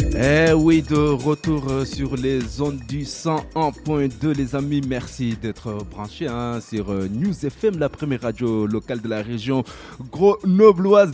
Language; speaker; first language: French; native; French